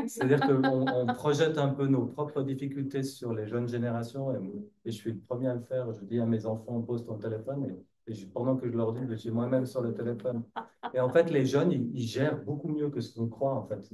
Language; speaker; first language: French; native; French